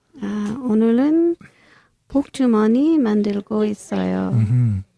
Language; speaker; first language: Korean; non-native, learner; English